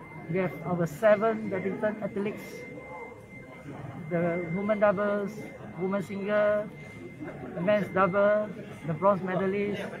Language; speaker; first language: English; non-native, local second language; Chinese